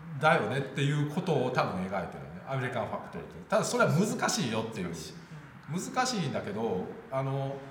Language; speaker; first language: Japanese; native; Japanese